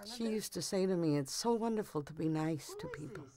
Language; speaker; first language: English; early bilingual, other home language; Spanish